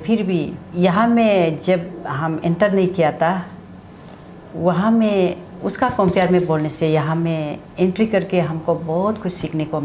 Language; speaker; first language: Hindi; non-native, local second language; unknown